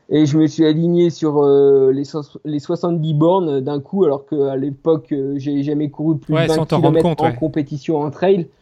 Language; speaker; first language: French; native; French